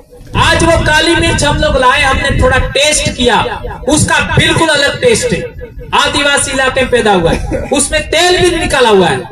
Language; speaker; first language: Hindi; non-native, local second language; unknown